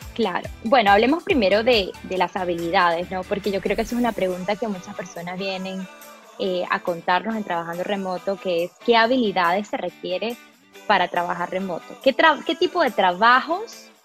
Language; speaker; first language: Spanish; early bilingual, other home language; Portuguese